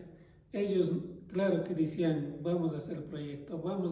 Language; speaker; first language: Spanish; non-native, local second language; Quechua